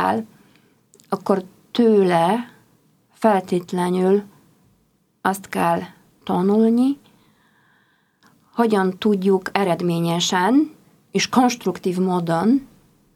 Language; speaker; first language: Hungarian; non-native, fluent; Polish